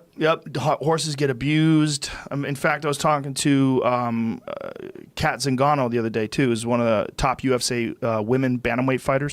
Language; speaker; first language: English; native; English